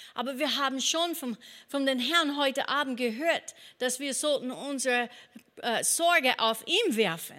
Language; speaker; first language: German; non-native, fluent; English